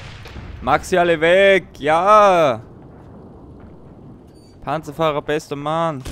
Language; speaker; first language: German; native; German